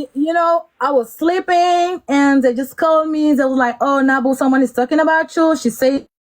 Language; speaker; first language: English; non-native, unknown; Wolof